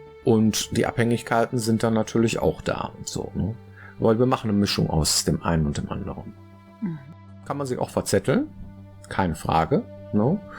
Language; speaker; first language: German; native; German